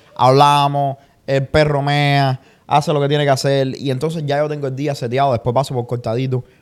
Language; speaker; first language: Spanish; native; Spanish